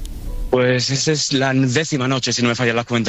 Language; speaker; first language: Spanish; native; Spanish